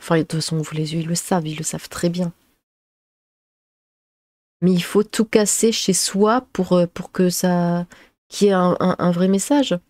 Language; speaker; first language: French; native; French